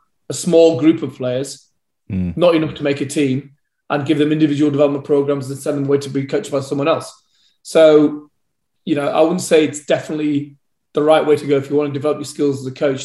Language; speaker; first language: English; native; English